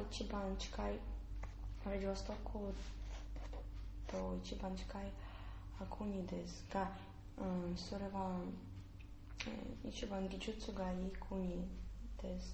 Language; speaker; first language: Japanese; non-native, learner; Russian